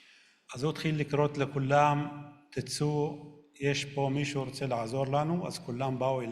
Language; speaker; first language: Hebrew; non-native, local second language; Arabic